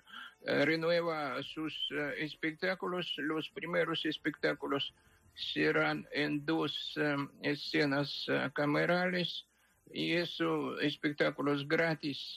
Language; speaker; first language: Spanish; non-native, fluent; Ukrainian